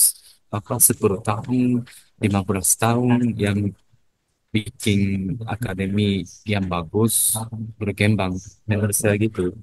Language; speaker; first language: Indonesian; non-native, learner; Japanese